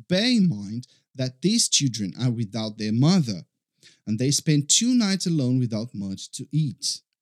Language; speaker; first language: English; non-native, fluent; Portuguese